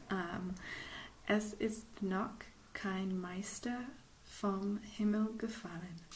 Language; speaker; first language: German; non-native, fluent; English